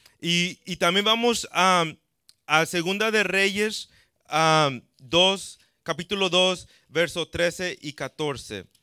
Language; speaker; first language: Spanish; early bilingual, heritage; Spanish